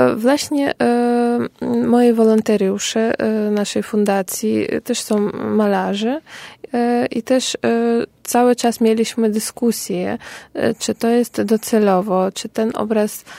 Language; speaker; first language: Polish; non-native, fluent; Ukrainian